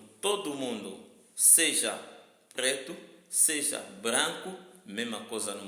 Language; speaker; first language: Portuguese; non-native, learner; Lingala